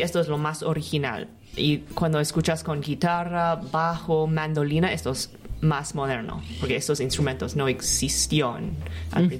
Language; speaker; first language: Spanish; non-native, learner; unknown